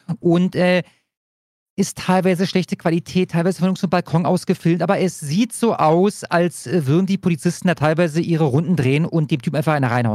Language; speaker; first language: German; native; German